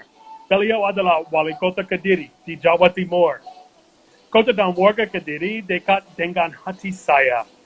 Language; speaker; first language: Indonesian; non-native, fluent; English